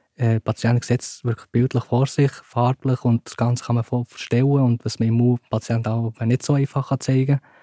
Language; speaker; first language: German; early bilingual, other home language; Turkish